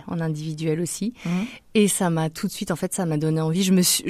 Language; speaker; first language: French; native; French